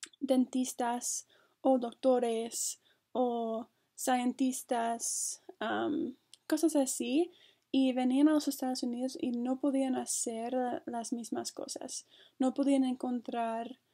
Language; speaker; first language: Spanish; non-native, fluent; English